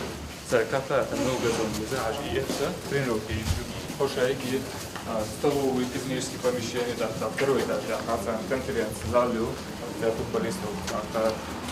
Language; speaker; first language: Russian; non-native, local second language; Chechen